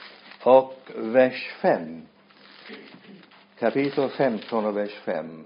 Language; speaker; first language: Swedish; non-native, fluent; English